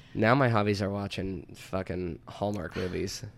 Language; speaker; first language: English; native; English